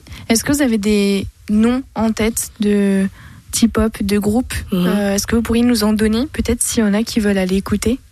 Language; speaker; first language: French; native; French